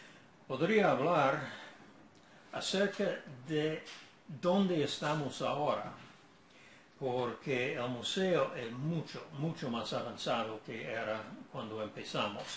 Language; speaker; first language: Spanish; non-native, fluent; English